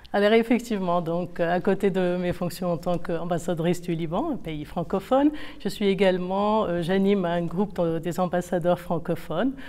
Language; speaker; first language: French; non-native, local second language; Arabic